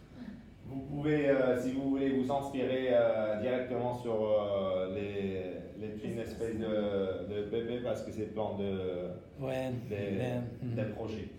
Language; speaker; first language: French; non-native, fluent; Spanish